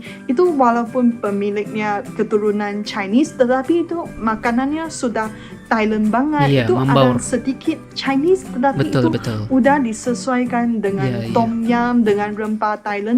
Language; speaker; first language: Indonesian; non-native, fluent; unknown